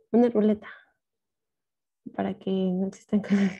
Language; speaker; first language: Spanish; native; Spanish